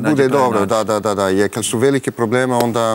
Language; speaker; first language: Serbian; early bilingual, heritage; French